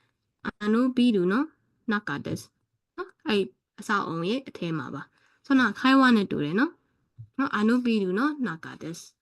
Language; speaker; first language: Japanese; non-native, fluent; Burmese